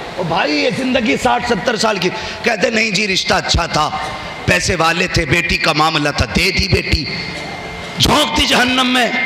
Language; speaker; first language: Urdu; native; Urdu